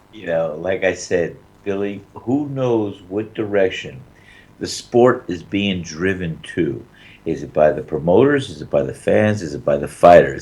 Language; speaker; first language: English; native; English